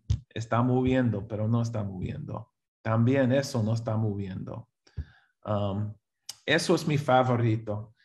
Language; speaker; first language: Spanish; non-native, fluent; English